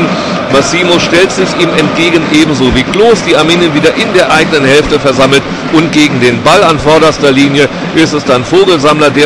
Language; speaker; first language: German; native; German